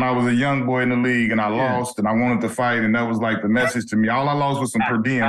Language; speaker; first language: English; native; English